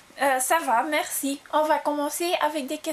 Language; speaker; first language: French; non-native, learner; Dutch